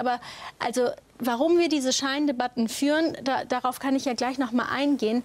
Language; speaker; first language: German; early bilingual, other home language; Turkish